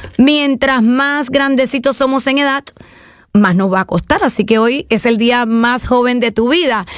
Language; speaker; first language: Spanish; native; Spanish